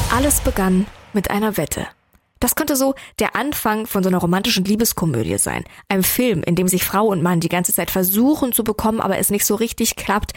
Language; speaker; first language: German; native; German